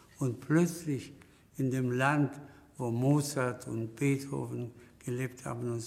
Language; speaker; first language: German; non-native, fluent; Spanish